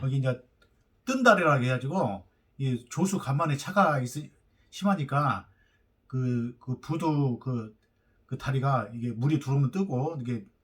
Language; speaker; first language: Korean; native; Korean